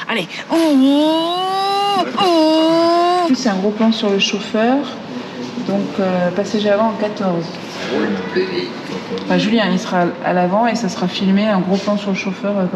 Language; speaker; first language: French; native; French